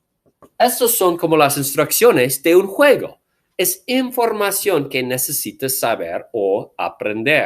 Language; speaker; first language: Spanish; non-native, fluent; English